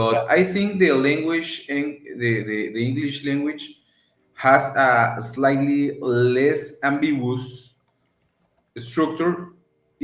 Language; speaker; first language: English; non-native, learner; Spanish